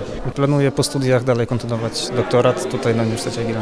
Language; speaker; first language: Polish; early bilingual, heritage; Polish